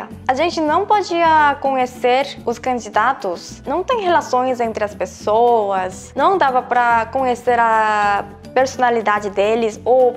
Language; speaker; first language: Portuguese; non-native, fluent; Korean